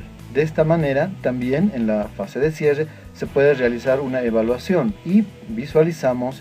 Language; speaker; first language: Spanish; native; Spanish